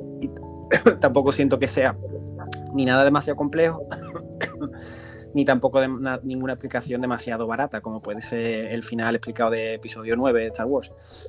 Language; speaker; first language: Spanish; native; Spanish